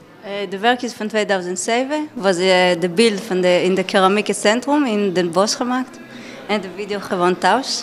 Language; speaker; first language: Dutch; non-native, fluent; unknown